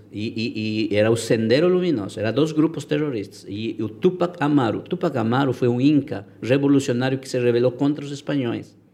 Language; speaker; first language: Portuguese; non-native, fluent; Spanish